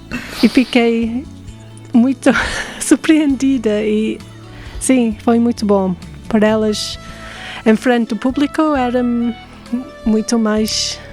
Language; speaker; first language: Portuguese; non-native, fluent; English